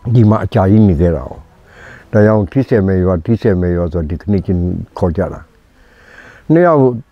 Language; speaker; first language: Burmese; non-native, local second language; S'gaw Karen